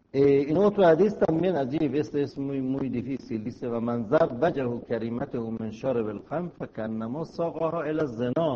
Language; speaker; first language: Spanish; non-native, fluent; Persian